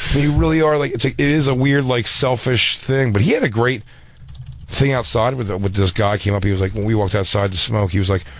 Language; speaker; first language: English; native; English